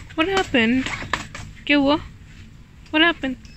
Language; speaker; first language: English; non-native, local second language; Hindi